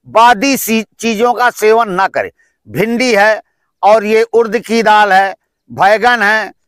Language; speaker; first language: Hindi; native; Hindi